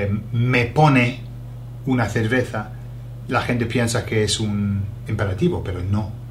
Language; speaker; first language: Spanish; non-native, fluent; English